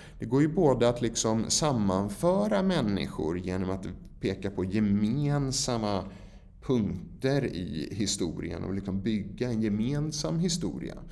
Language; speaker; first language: Swedish; native; Swedish